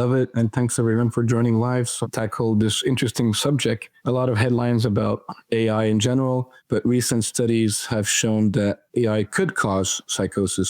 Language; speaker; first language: English; non-native, fluent; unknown